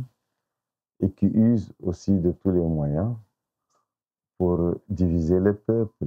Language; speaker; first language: French; non-native, local second language; Arabic